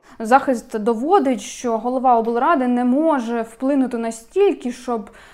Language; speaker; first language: Ukrainian; native; Ukrainian